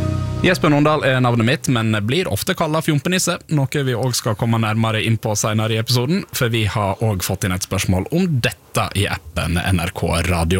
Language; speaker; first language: Norwegian; native; Norwegian